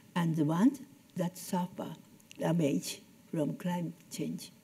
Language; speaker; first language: English; non-native, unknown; Japanese